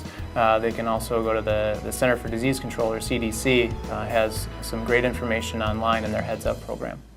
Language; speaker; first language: English; native; English